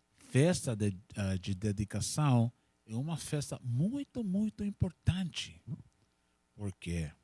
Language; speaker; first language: Portuguese; non-native, learner; Spanish